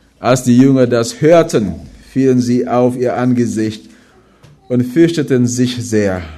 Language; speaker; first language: German; non-native, fluent; Filipino